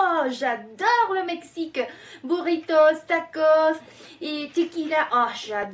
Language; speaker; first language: French; non-native, fluent; Spanish